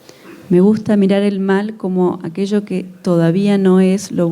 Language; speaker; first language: Spanish; native; Spanish